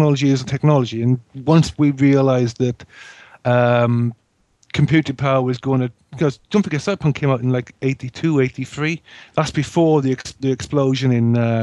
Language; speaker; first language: English; native; English